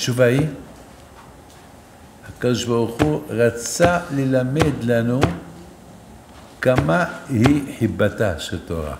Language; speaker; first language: Hebrew; non-native, fluent; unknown